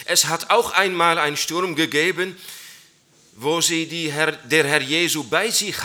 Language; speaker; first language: German; non-native, learner; Dutch